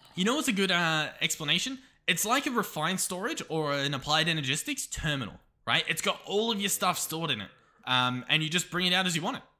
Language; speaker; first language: English; native; English